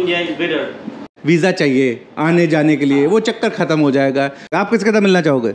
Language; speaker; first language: Hindi; native; Hindi